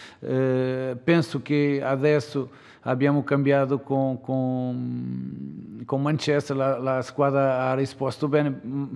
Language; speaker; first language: Italian; non-native, fluent; Portuguese